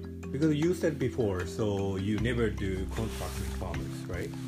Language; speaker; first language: English; non-native, fluent; Japanese